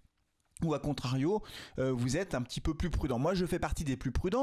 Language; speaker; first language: French; native; French